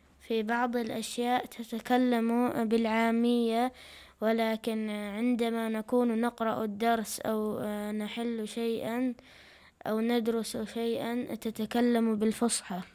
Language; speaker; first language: Arabic; early bilingual, other home language; Chechen